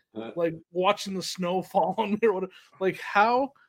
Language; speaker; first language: English; native; English